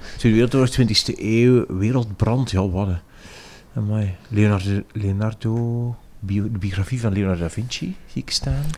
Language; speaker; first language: Dutch; native; Dutch